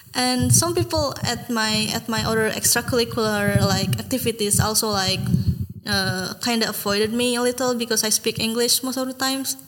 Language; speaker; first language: English; non-native, fluent; Indonesian